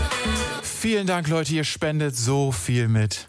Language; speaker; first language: German; native; German